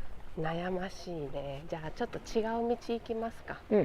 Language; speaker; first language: Japanese; native; Japanese